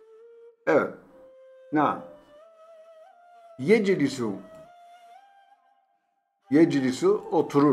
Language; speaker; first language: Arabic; non-native, fluent; Turkish